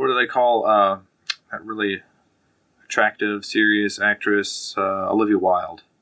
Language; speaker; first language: English; native; English